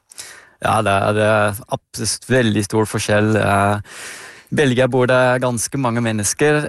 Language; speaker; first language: Norwegian; non-native, fluent; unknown